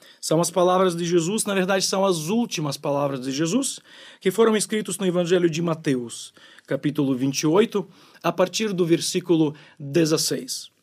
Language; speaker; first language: Portuguese; non-native, fluent; Ukrainian